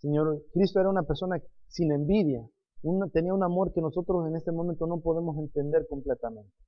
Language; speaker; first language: Spanish; non-native, fluent; English